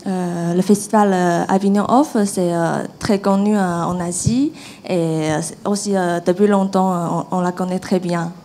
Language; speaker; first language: French; non-native, fluent; Chinese